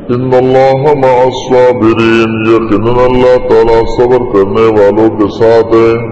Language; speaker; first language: Urdu; non-native, local second language; Pashto